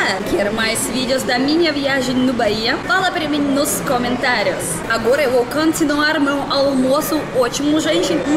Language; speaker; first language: Portuguese; non-native, learner; Russian